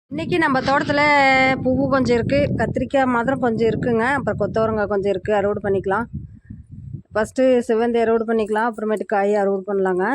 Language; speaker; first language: Tamil; non-native, local second language; Telugu